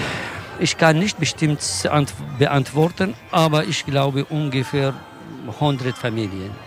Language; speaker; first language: German; non-native, learner; Kurdish